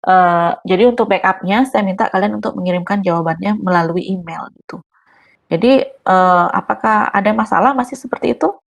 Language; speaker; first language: Indonesian; native; Indonesian